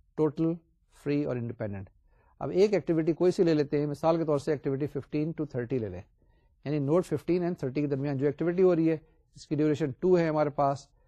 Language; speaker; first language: Urdu; native; Urdu